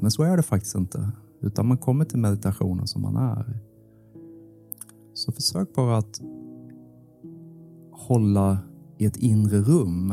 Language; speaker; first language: Swedish; native; Swedish